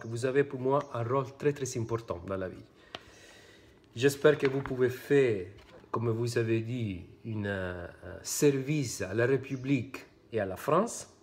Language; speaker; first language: French; non-native, fluent; Italian